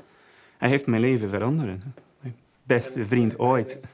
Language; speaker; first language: Dutch; non-native, fluent; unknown